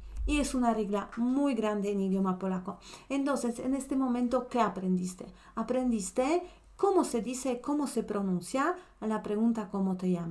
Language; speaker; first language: Spanish; non-native, fluent; Polish